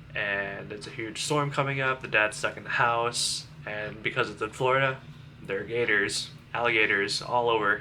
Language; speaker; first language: English; native; English